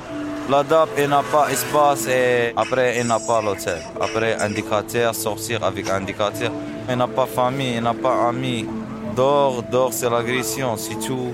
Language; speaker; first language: French; non-native, learner; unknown